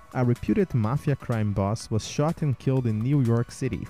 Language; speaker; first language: English; non-native, fluent; Portuguese